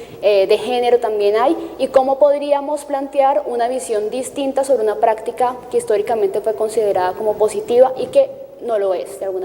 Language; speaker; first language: Spanish; native; Spanish